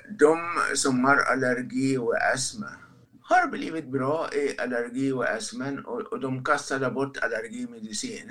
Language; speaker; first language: Swedish; non-native, fluent; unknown